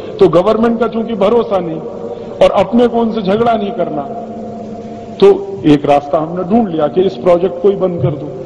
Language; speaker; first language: Hindi; native; Hindi